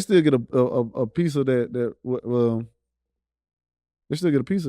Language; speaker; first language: English; native; English